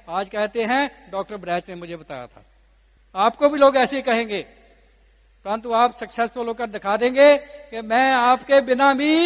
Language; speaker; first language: Hindi; non-native, local second language; Punjabi